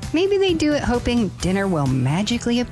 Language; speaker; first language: English; native; English